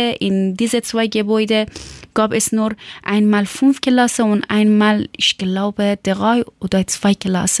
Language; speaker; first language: German; non-native, learner; Persian